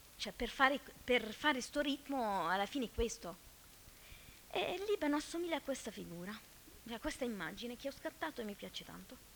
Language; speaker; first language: Italian; non-native, fluent; Arabic